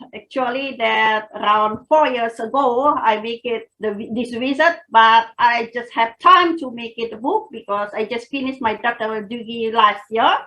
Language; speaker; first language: English; non-native, fluent; Indonesian